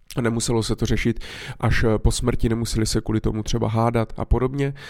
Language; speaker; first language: Czech; native; Czech